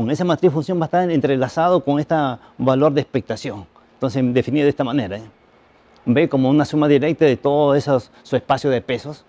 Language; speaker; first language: Spanish; native; Spanish